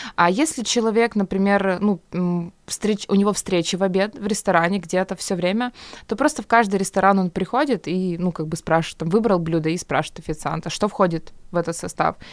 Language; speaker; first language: Russian; native; Russian